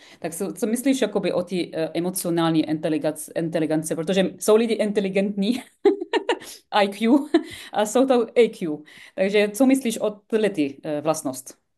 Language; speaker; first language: Czech; non-native, fluent; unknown